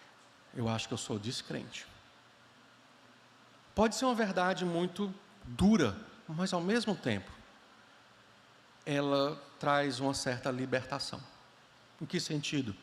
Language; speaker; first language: Portuguese; native; Portuguese